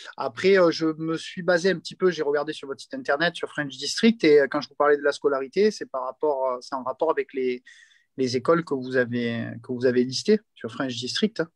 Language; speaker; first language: French; native; French